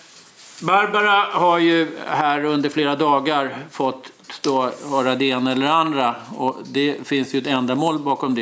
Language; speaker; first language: Swedish; native; Swedish